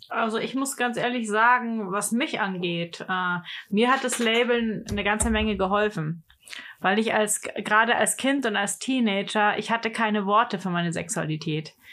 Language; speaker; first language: German; native; German